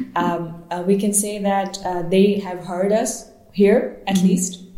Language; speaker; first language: English; non-native, local second language; Baluchi